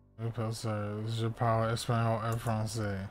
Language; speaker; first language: French; non-native, learner; English